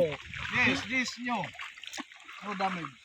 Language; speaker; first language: English; non-native, learner; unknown